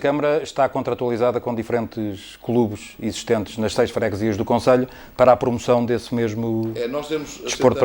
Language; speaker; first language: Portuguese; native; Portuguese